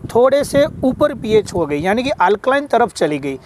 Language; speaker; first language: Hindi; non-native, local second language; Gujarati